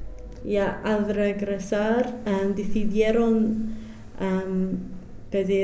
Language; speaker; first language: Spanish; non-native, fluent; English